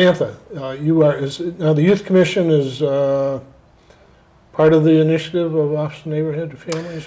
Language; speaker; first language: English; native; English